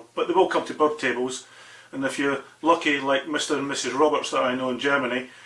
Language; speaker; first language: English; native; English